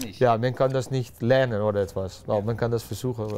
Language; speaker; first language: German; non-native, learner; Dutch